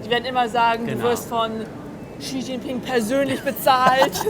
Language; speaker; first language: German; native; German